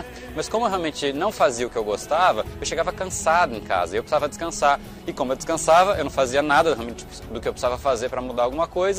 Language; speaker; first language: Portuguese; native; Portuguese